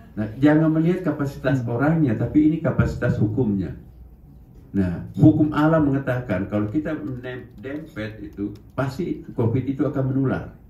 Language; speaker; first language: Indonesian; non-native, local second language; Buginese